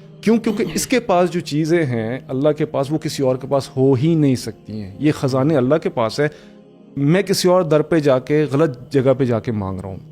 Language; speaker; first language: Urdu; native; Urdu